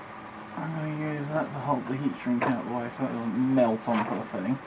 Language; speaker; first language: English; native; English